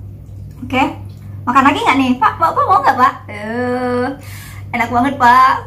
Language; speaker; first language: Indonesian; native; Indonesian